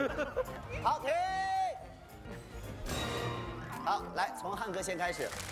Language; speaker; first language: Chinese; native; Chinese